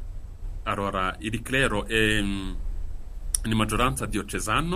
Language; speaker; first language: Italian; non-native, fluent; Kinyarwanda